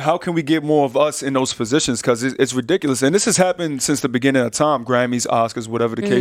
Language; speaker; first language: English; native; English